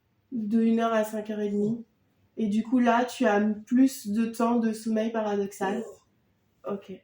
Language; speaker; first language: French; native; French